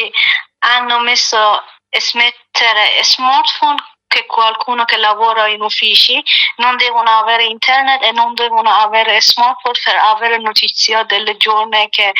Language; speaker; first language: Italian; non-native, learner; Persian